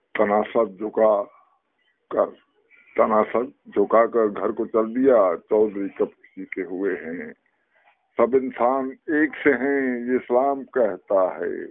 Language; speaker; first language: Urdu; native; Urdu